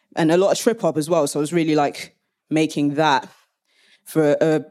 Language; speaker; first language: English; native; English